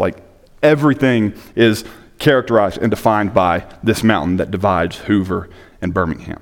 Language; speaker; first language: English; native; English